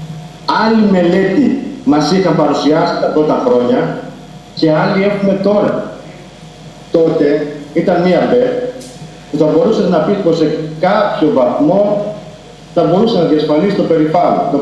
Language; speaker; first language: Greek; native; Greek